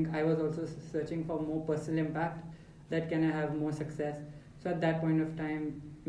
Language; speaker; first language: English; non-native, local second language; Hindi